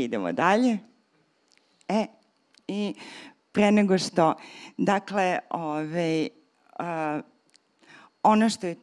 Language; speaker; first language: Serbian; native; Serbian